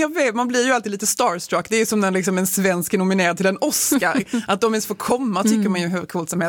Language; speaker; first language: Swedish; native; Swedish